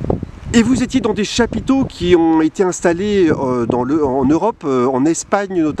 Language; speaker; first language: French; native; French